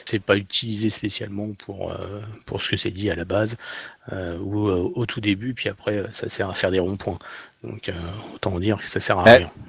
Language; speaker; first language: French; native; French